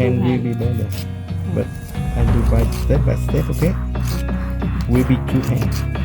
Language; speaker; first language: English; non-native, learner; Vietnamese